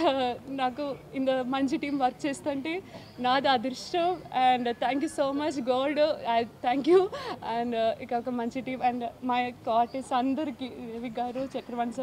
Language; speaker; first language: Telugu; non-native, learner; Malayalam